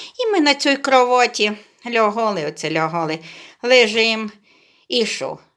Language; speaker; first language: Ukrainian; native; Ukrainian